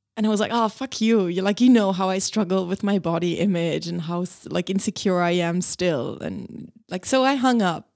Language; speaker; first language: English; non-native, fluent; German